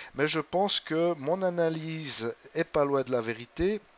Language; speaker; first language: French; native; French